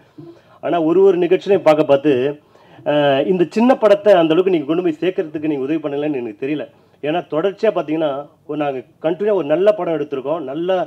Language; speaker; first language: Tamil; native; Tamil